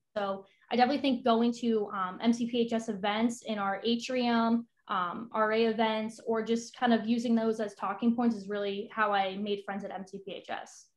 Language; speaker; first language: English; native; English